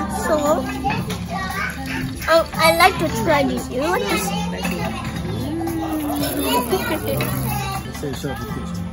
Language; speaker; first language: English; non-native, local second language; Malay